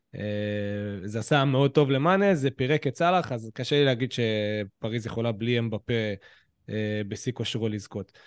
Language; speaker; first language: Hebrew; native; Hebrew